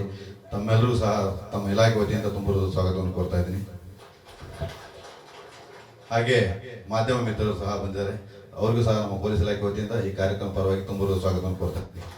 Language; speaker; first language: Kannada; native; Kannada